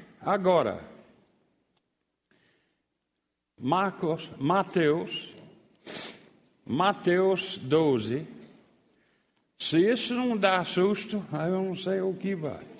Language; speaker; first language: Portuguese; non-native, fluent; English